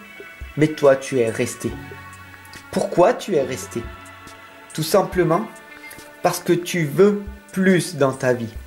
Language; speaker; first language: French; native; French